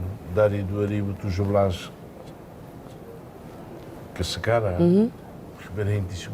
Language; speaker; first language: Indonesian; non-native, fluent; Tetum